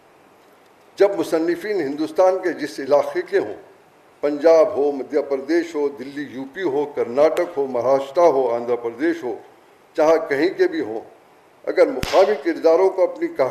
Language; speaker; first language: Urdu; native; Urdu